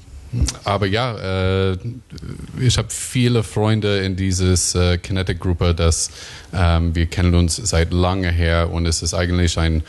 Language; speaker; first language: German; non-native, fluent; English